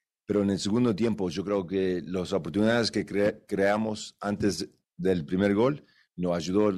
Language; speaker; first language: Spanish; early bilingual, heritage; Spanish